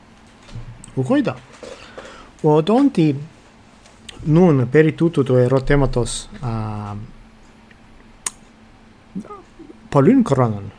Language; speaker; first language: Greek; non-native, fluent; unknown